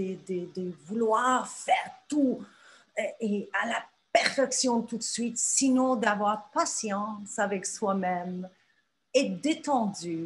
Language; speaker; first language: French; non-native, fluent; Turkish